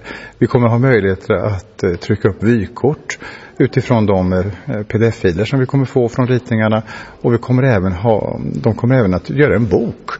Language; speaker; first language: Swedish; native; Swedish